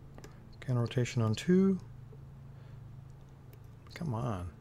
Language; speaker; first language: English; native; English